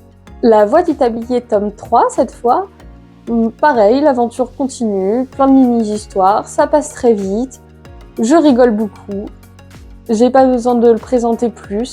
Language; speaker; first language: French; native; French